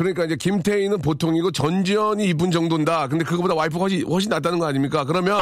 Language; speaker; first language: Korean; native; Korean